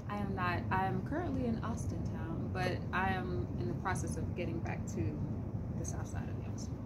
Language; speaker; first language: English; native; English